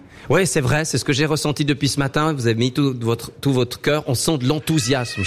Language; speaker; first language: French; native; French